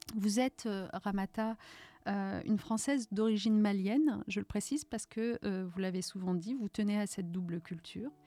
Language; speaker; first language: French; early bilingual, other home language; Riffian